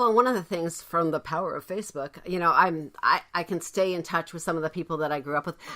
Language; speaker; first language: English; native; English